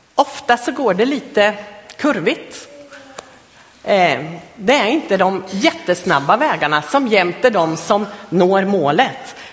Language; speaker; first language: Swedish; native; Swedish